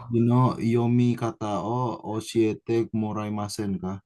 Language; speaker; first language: Japanese; non-native, learner; Indonesian